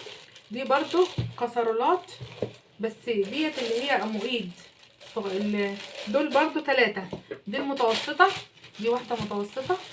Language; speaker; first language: Arabic; native; Arabic